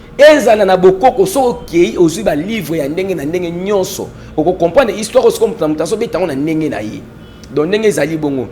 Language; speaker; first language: Lingala; non-native, local second language; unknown